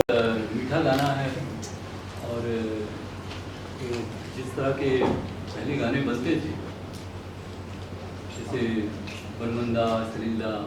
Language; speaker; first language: Hindi; native; Hindi